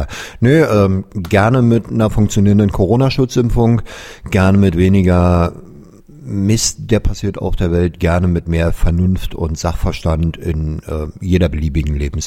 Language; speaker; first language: German; native; German